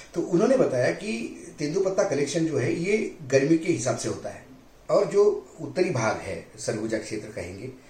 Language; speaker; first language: Hindi; non-native, local second language; Marathi